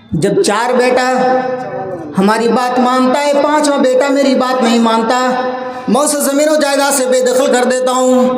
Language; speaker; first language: Hindi; non-native, local second language; Bangla